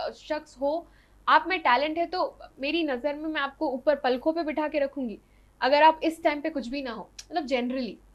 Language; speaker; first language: Hindi; non-native, local second language; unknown